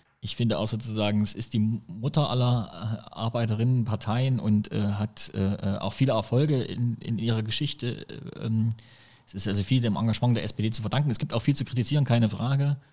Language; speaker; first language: German; native; German